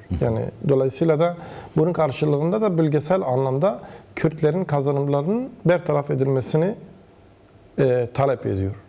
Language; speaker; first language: Turkish; non-native, local second language; Kurdish